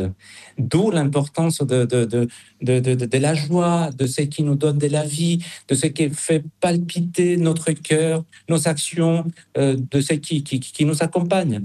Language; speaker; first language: French; non-native, fluent; Spanish